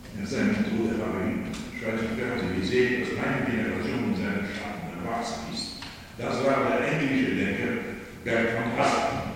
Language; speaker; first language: German; non-native, fluent; Polish